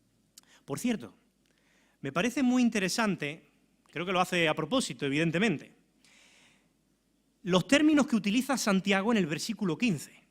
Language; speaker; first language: Spanish; native; Spanish